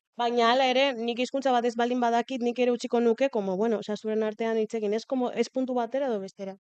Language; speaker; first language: Basque; non-native, local second language; Spanish